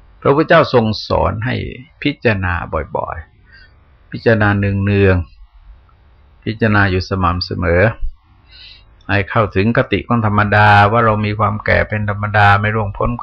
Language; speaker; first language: Thai; native; Thai